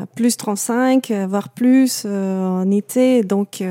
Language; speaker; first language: French; non-native, fluent; Russian